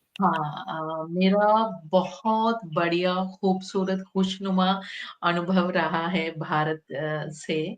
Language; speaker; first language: Hindi; non-native, fluent; Sinhala